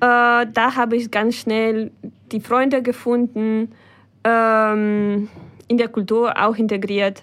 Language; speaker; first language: German; non-native, fluent; Ukrainian